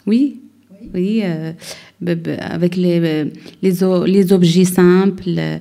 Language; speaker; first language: French; non-native, learner; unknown